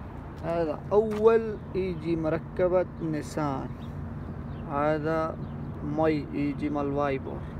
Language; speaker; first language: Arabic; non-native, learner; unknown